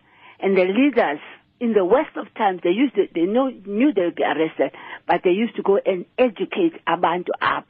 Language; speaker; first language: English; non-native, local second language; Xhosa